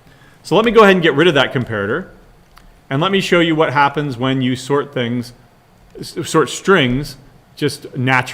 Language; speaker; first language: English; native; English